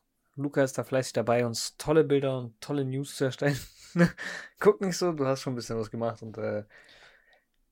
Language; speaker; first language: German; native; German